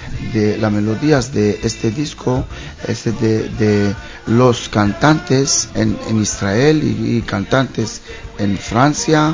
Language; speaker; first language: Spanish; non-native, learner; Hebrew